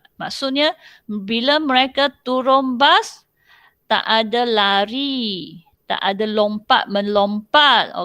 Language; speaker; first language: Malay; non-native, local second language; Chinese